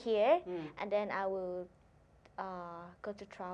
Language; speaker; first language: English; non-native, learner; Thai